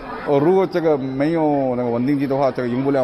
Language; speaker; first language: Chinese; non-native, fluent; Kannada